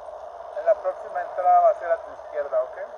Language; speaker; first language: Spanish; native; Spanish